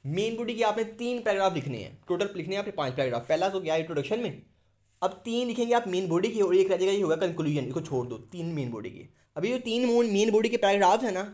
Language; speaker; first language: Urdu; non-native, local second language; Punjabi